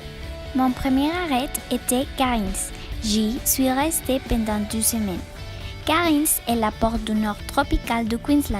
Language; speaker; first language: French; non-native, learner; Spanish